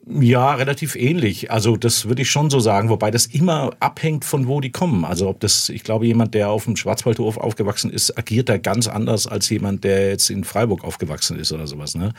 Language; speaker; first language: German; native; German